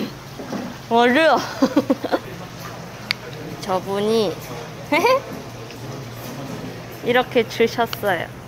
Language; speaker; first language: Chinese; non-native, learner; Korean